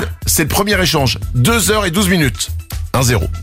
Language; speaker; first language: French; native; French